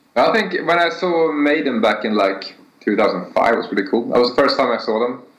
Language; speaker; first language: English; non-native, fluent; Swedish